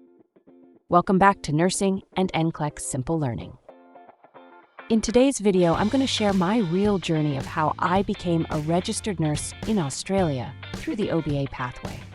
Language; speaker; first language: English; non-native, local second language; Punjabi